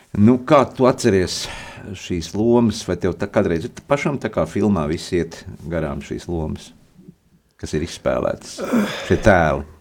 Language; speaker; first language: Latvian; native; Latvian